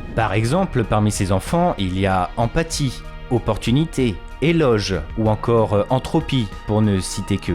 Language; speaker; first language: French; native; French